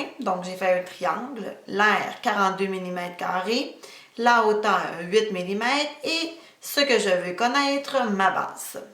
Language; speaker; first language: French; native; French